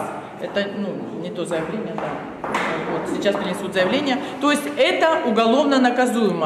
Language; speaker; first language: Russian; native; Russian